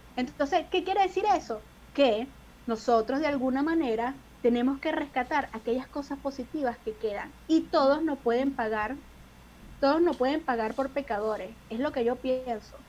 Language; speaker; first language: Spanish; native; Spanish